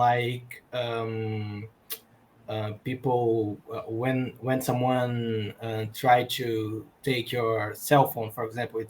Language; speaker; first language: English; non-native, learner; Portuguese